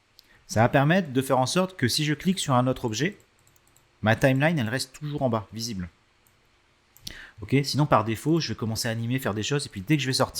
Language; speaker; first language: French; native; French